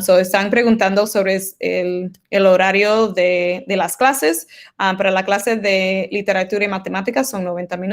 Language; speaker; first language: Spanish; early bilingual, other home language; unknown